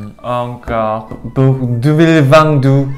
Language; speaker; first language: French; non-native, learner; Korean